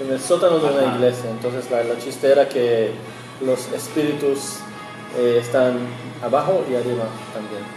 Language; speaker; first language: Spanish; early bilingual, heritage; Spanish